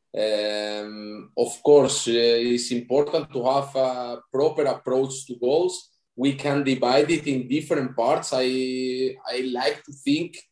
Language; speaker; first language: English; non-native, fluent; Spanish